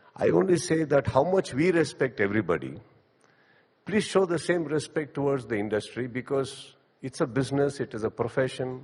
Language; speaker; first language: English; non-native, local second language; Kannada